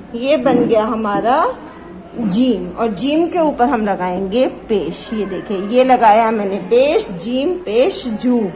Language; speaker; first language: Hindi; native; Hindi